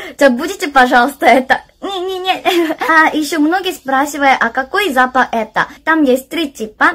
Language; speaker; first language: Russian; non-native, learner; Korean